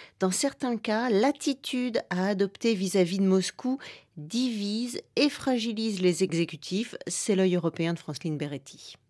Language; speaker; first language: French; native; French